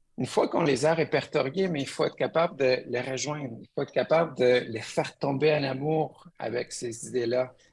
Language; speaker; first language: French; early bilingual, other home language; Spanish